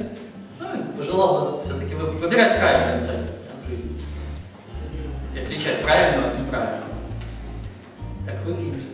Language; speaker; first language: Russian; native; Russian